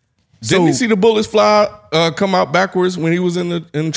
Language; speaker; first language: English; native; English